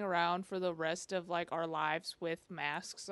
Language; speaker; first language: English; early bilingual, other home language; Chinese